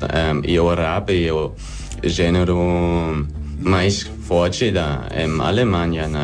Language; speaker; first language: Portuguese; non-native, learner; German